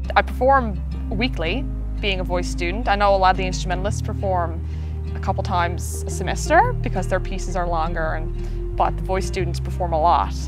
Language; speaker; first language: English; native; English